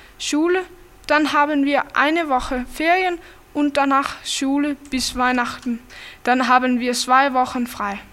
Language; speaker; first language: German; non-native, learner; Danish